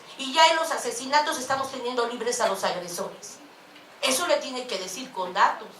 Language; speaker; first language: Spanish; native; Spanish